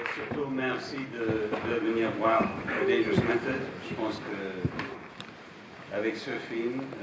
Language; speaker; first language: French; non-native, fluent; English